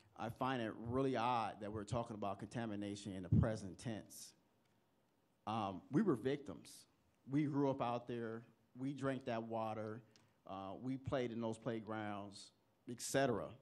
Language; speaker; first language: English; native; English